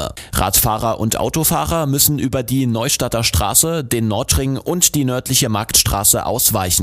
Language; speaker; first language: German; native; German